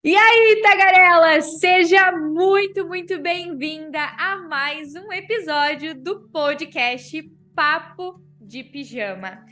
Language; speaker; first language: Portuguese; native; Portuguese